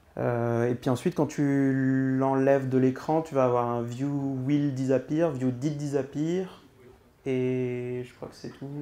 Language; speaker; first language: French; native; French